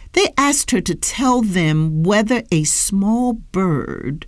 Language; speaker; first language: English; native; English